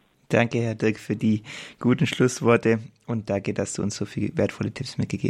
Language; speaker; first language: German; native; German